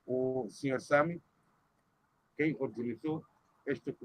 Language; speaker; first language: Portuguese; non-native, learner; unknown